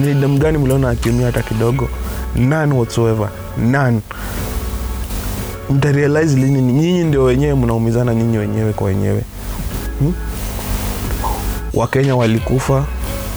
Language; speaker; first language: English; non-native, local second language; Kikuyu